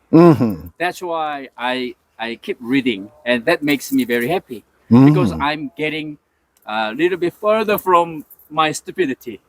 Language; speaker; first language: English; non-native, learner; Korean